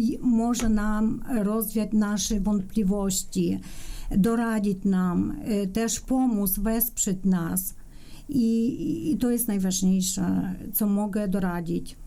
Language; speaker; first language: Polish; non-native, fluent; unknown